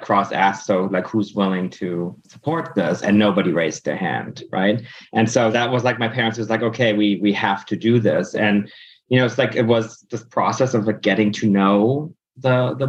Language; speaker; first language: English; non-native, fluent; German